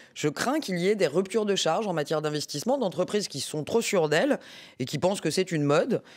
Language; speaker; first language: French; native; French